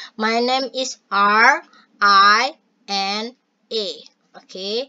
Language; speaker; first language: English; non-native, fluent; Indonesian